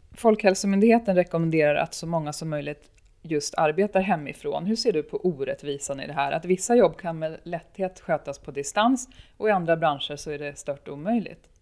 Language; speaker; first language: Swedish; native; Swedish